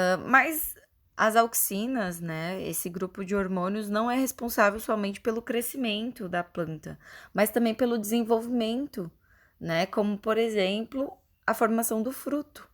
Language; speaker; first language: Portuguese; native; Portuguese